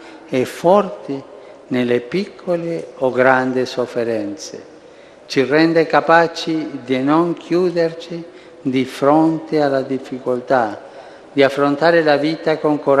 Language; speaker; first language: Italian; non-native, fluent; Spanish